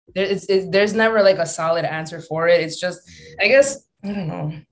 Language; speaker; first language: English; native; English